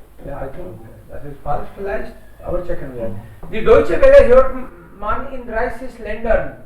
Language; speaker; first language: German; non-native, fluent; Hindi